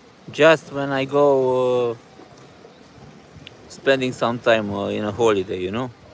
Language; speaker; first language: English; non-native, fluent; Romanian